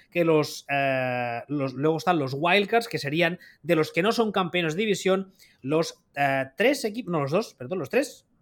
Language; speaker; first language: Spanish; native; Spanish